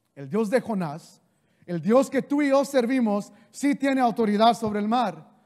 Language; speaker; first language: Spanish; early bilingual, heritage; Spanish